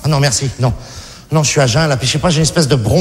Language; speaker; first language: French; native; French